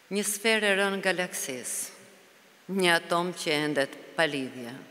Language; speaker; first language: Italian; non-native, learner; Albanian